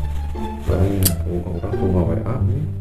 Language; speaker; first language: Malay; non-native, local second language; Sundanese